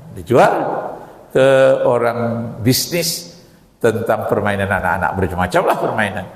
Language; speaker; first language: Indonesian; native; Indonesian